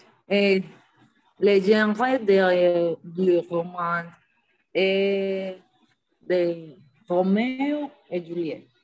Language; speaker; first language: French; non-native, learner; Spanish